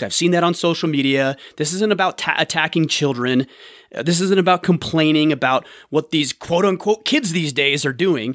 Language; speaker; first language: English; native; English